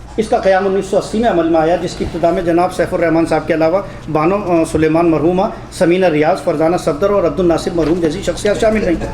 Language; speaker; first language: Urdu; native; Urdu